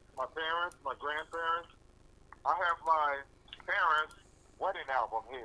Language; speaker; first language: English; native; English